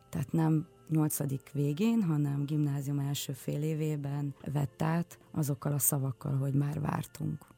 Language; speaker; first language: Hungarian; early bilingual, other home language; Russian